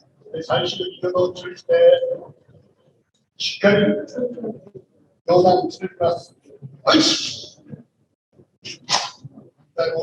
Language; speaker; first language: Japanese; native; Japanese